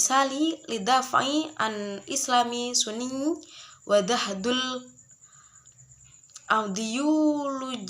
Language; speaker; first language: Arabic; non-native, learner; Indonesian